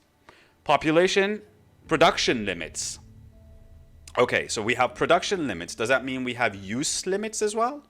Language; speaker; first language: English; non-native, fluent; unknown